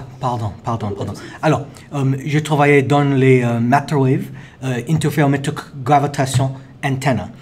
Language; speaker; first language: French; non-native, learner; English